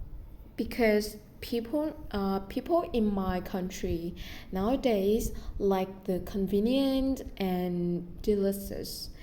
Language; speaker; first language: English; non-native, learner; Vietnamese